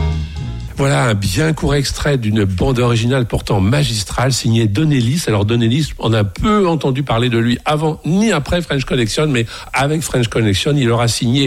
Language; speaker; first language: French; native; French